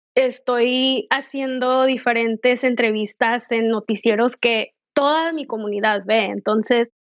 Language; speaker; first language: Spanish; early bilingual, heritage; Spanish